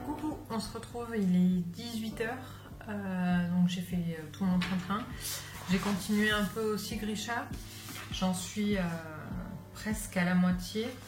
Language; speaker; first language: French; native; French